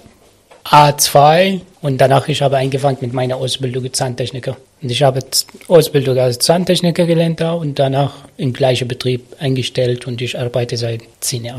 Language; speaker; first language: German; non-native, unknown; Arabic